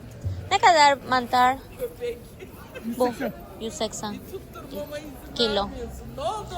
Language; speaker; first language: Turkish; non-native, learner; Spanish